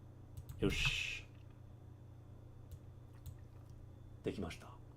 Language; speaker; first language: Japanese; non-native, learner; English